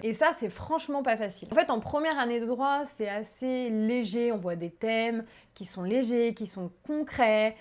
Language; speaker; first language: French; native; French